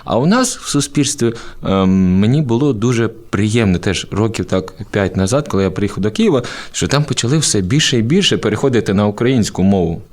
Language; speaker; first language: Ukrainian; native; Ukrainian